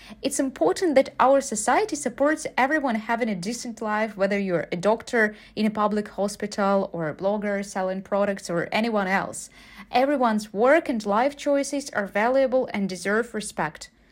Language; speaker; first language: English; non-native, fluent; Ukrainian